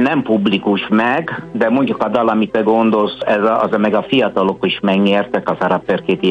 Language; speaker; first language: Hungarian; non-native, fluent; Italian